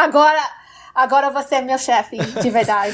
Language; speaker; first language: Portuguese; non-native, fluent; English